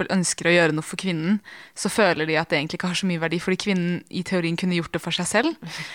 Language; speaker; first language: Norwegian; early bilingual, other home language; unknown